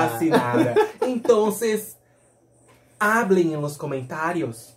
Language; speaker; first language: Spanish; non-native, learner; Portuguese